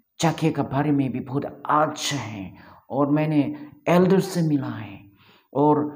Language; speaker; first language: Hindi; non-native, local second language; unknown